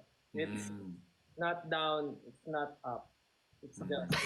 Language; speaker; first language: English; non-native, local second language; Filipino